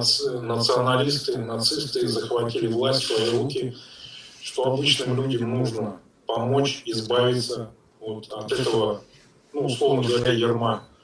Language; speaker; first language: Russian; native; Russian